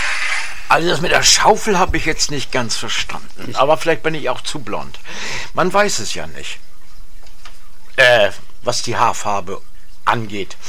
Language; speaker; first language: German; native; German